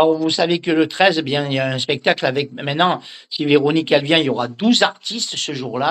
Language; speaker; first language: French; native; French